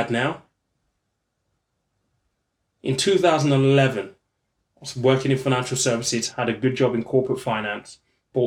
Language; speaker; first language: English; native; English